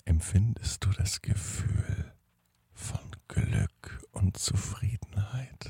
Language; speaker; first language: German; native; German